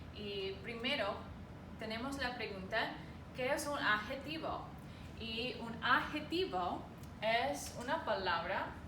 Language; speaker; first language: Spanish; non-native, fluent; English